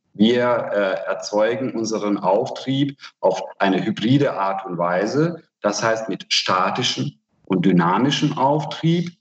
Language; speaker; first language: German; non-native, fluent; Hungarian